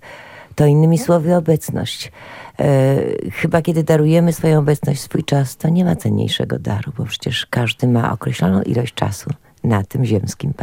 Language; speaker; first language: Polish; native; Polish